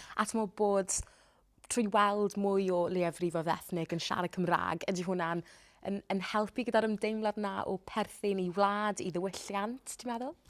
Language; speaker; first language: Welsh; native; Welsh